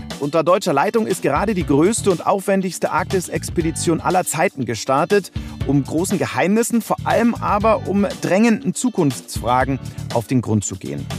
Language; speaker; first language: German; native; German